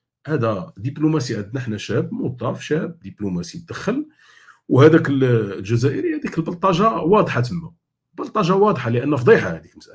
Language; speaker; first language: Arabic; native; Arabic